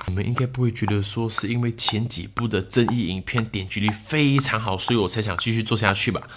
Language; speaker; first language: Chinese; native; Chinese